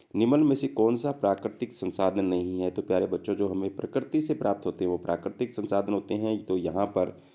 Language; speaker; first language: Hindi; native; Hindi